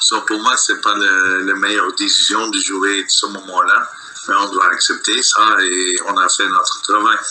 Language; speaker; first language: French; non-native, local second language; Dutch